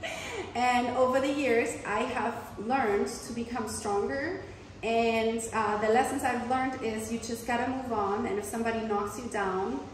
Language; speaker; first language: English; non-native, fluent; German